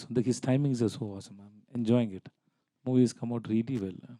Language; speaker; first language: English; non-native, local second language; Tamil